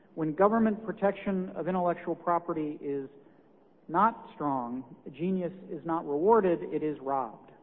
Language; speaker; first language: English; native; English